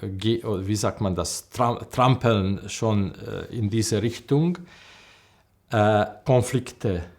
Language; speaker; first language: German; non-native, learner; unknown